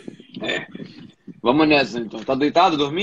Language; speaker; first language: Portuguese; native; Portuguese